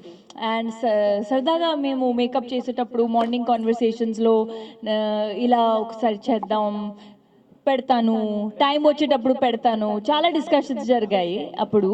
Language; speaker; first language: Telugu; non-native, fluent; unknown